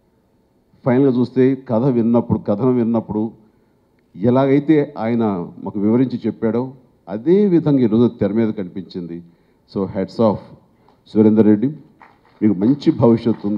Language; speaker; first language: Telugu; native; Telugu